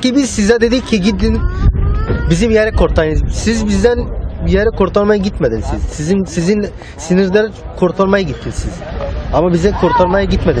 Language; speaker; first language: Turkish; non-native, learner; Arabic